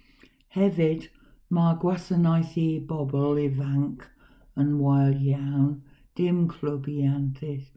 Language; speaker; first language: Welsh; non-native, learner; English